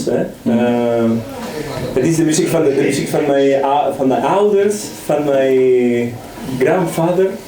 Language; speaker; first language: Dutch; non-native, fluent; Spanish